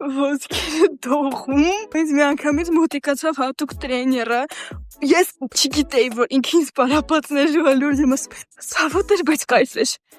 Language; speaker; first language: Armenian; early bilingual, heritage; Armenian